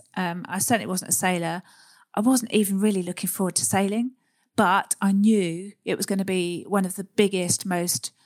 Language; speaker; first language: English; native; English